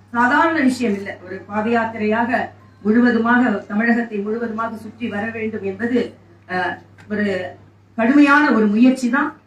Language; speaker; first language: Tamil; native; Tamil